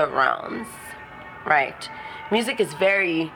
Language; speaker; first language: English; non-native, local second language; Ewe